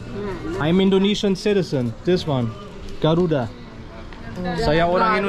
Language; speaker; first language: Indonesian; non-native, learner; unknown